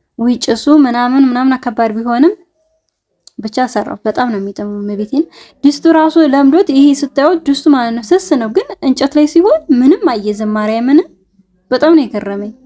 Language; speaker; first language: Amharic; native; Amharic